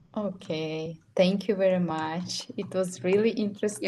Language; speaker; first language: English; non-native, fluent; Russian